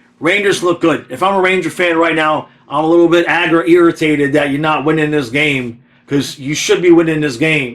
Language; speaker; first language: English; native; English